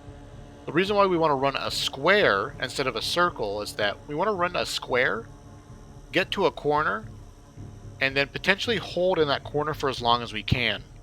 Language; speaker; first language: English; native; English